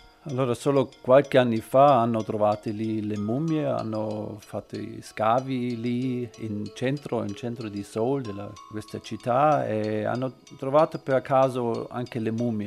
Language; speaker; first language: Italian; non-native, learner; German